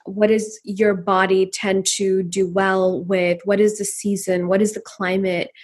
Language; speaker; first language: English; non-native, local second language; Urdu